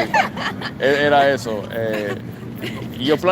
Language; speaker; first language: Spanish; non-native, fluent; English